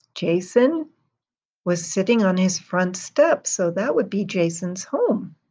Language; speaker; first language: English; native; English